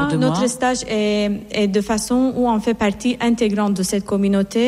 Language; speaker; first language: French; non-native, fluent; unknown